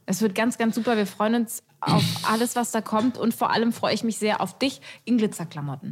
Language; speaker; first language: German; native; German